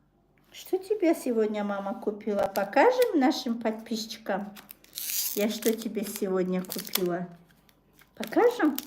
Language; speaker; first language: Russian; non-native, local second language; Tajik